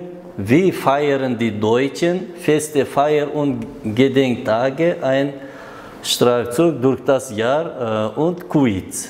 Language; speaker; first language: German; non-native, learner; Uzbek